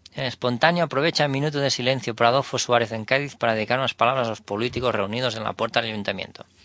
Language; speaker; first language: Spanish; non-native, local second language; Catalan